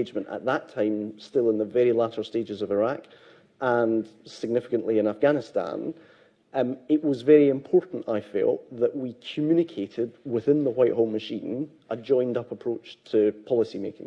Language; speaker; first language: English; native; English